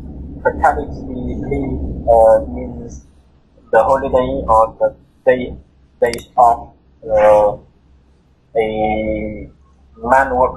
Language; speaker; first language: English; non-native, learner; Vietnamese